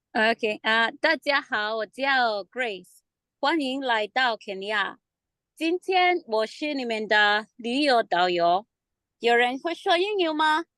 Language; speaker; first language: Chinese; non-native, learner; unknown